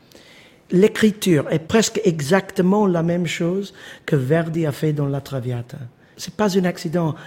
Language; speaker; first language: French; non-native, fluent; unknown